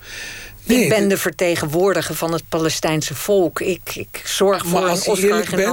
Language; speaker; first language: Dutch; native; Dutch